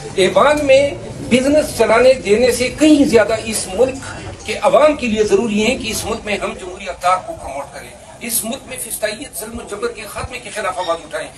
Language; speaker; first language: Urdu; non-native, local second language; Pashto